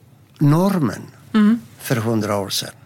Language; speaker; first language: Swedish; non-native, fluent; Greek